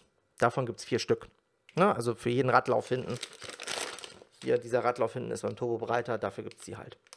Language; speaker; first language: German; native; German